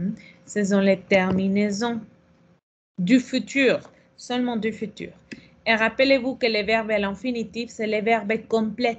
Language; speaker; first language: French; non-native, fluent; Spanish